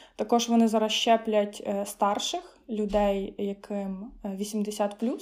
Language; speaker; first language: Ukrainian; native; Ukrainian